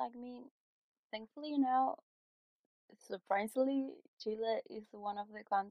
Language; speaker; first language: English; non-native, fluent; Spanish